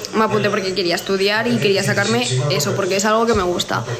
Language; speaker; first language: Spanish; native; Spanish